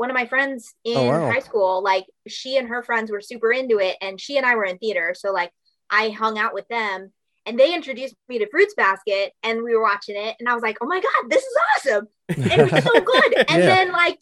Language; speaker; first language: English; native; English